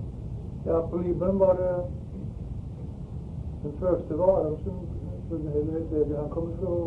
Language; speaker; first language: Swedish; early bilingual, heritage; Swedish